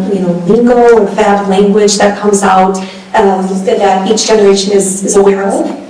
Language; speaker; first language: English; native; English